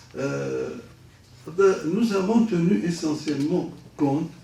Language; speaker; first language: French; non-native, local second language; Arabic